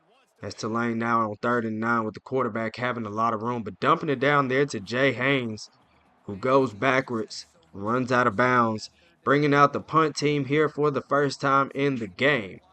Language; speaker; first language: English; native; English